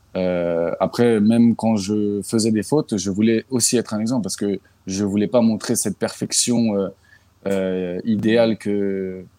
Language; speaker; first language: French; native; French